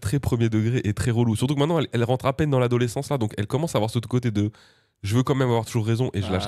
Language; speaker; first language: French; native; French